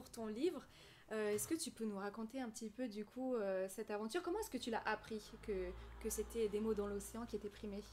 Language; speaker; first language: French; native; French